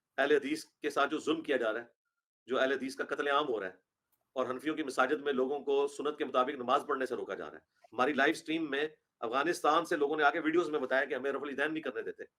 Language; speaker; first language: Urdu; non-native, local second language; Punjabi